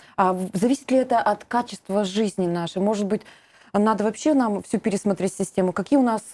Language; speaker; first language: Russian; native; Russian